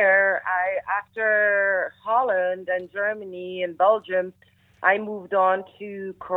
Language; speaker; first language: English; non-native, fluent; Dutch